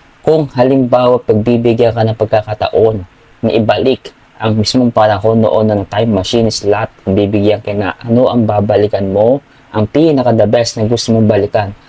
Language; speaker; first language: Filipino; non-native, local second language; Pampanga